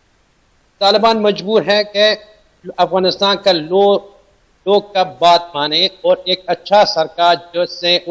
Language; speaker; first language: Hindi; non-native, learner; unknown